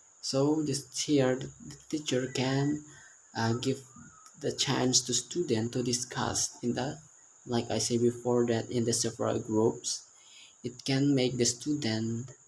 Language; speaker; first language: English; non-native, learner; Indonesian